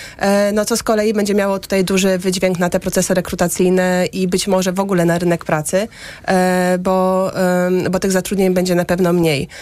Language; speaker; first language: Polish; native; Polish